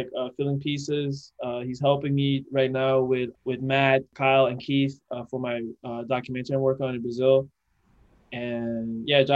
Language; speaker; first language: English; non-native, fluent; Dutch